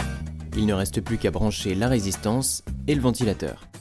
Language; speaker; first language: French; native; French